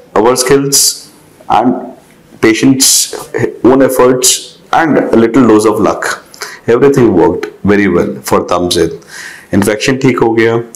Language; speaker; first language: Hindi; native; Hindi